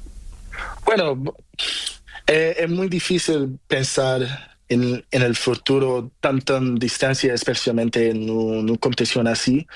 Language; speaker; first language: Spanish; non-native, learner; Portuguese